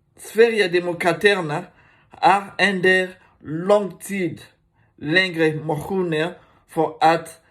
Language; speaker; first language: Swedish; non-native, learner; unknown